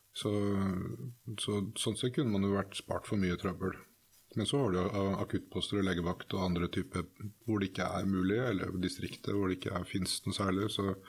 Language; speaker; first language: Norwegian; native; Norwegian